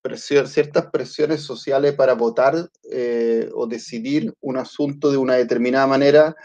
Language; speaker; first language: Spanish; early bilingual, other home language; Italian